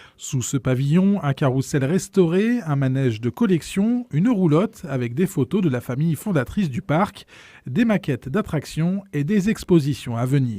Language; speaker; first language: French; native; French